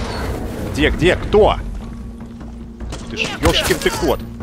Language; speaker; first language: Russian; native; Russian